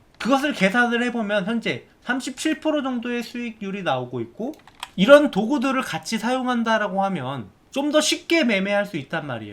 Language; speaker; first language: Korean; native; Korean